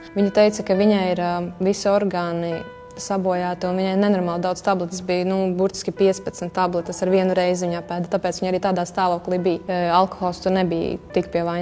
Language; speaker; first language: Latvian; native; Latvian